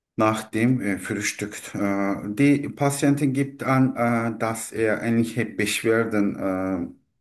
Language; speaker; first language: German; non-native, learner; Turkish